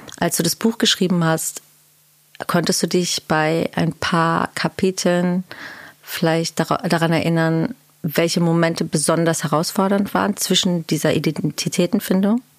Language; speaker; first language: German; early bilingual, other home language; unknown